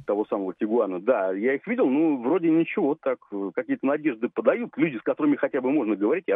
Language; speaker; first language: Russian; native; Russian